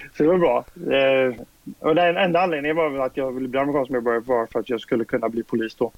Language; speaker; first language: Swedish; native; Swedish